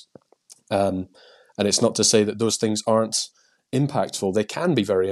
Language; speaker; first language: English; native; English